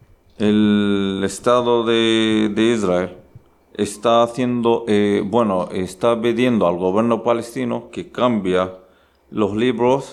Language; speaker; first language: Spanish; non-native, learner; Arabic